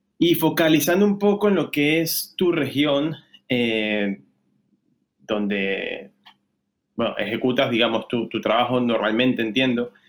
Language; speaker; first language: Spanish; native; Spanish